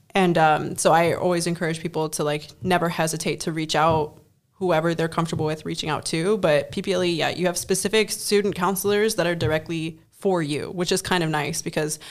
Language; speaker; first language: English; non-native, fluent; German